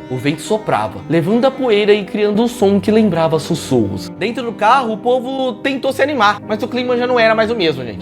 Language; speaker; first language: Portuguese; native; Portuguese